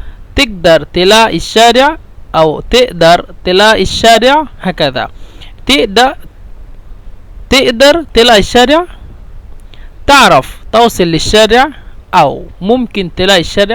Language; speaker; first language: Arabic; non-native, fluent; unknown